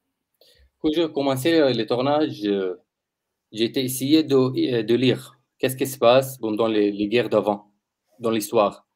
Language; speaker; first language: French; non-native, learner; Arabic